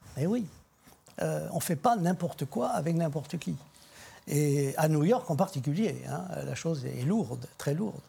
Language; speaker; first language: French; native; French